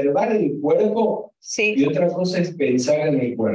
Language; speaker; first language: Spanish; native; Spanish